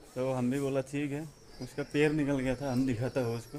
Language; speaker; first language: Hindi; non-native, local second language; Assamese